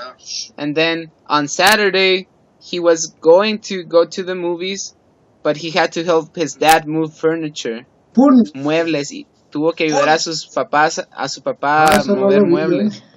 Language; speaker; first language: English; non-native, fluent; Spanish